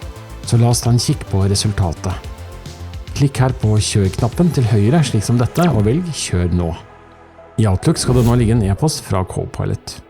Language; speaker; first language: Norwegian; native; Norwegian